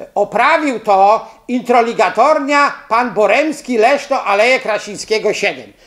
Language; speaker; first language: Polish; native; Polish